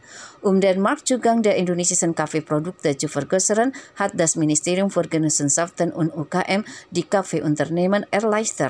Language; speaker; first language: German; non-native, fluent; Indonesian